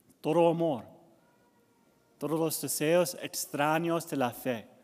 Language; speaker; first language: Spanish; non-native, learner; English